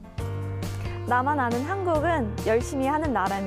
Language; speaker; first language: Korean; early bilingual, other home language; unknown